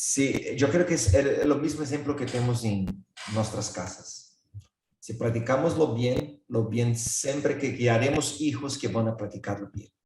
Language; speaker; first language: Spanish; non-native, fluent; Portuguese